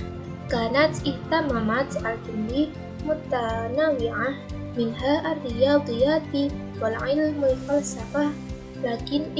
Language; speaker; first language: Arabic; non-native, learner; Indonesian